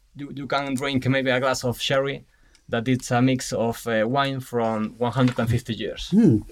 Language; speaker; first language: English; non-native, fluent; Spanish